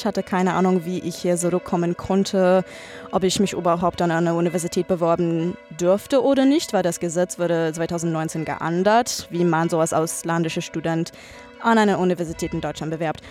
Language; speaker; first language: German; non-native, fluent; English